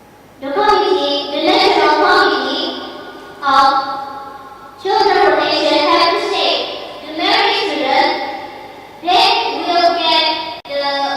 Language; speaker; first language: English; non-native, learner; Indonesian